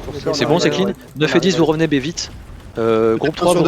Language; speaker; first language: French; native; French